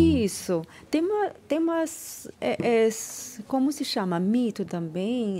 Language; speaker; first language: Portuguese; non-native, learner; Chinese